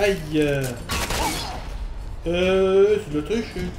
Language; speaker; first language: French; native; French